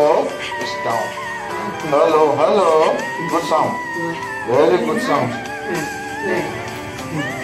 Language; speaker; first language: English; non-native, learner; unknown